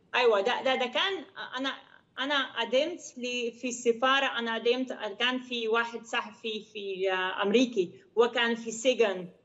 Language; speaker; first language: Arabic; non-native, learner; Dutch